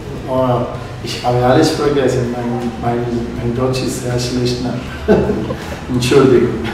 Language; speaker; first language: German; non-native, learner; Spanish